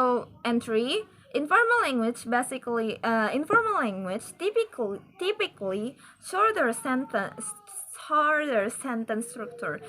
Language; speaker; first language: English; non-native, learner; Indonesian